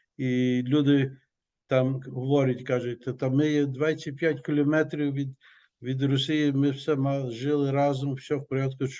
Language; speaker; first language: Ukrainian; early bilingual, heritage; Ukrainian